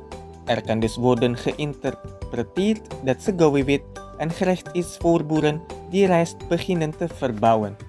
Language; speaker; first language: Dutch; non-native, fluent; Indonesian